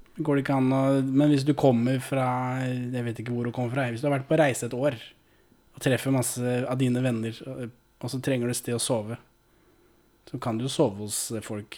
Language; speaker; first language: Norwegian; native; Norwegian